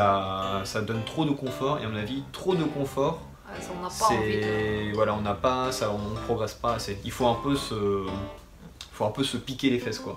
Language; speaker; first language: French; native; French